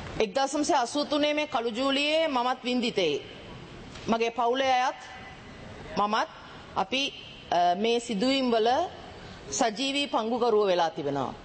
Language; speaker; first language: Sinhala; non-native, local second language; Tamil